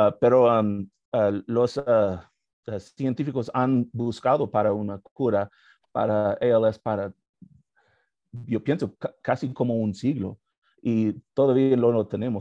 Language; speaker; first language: Spanish; non-native, learner; English